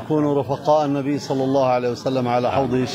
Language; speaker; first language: Arabic; native; Arabic